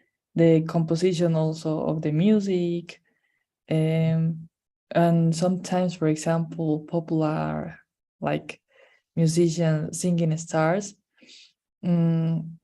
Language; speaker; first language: English; non-native, fluent; Spanish